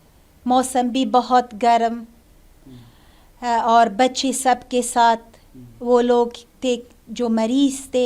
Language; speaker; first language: Hindi; non-native, learner; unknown